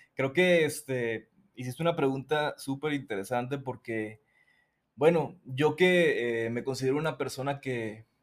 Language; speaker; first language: Spanish; native; Spanish